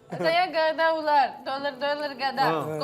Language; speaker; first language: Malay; non-native, learner; Russian